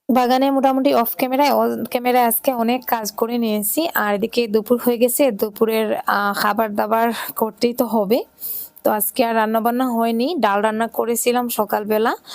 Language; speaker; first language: Bangla; non-native, local second language; Sylheti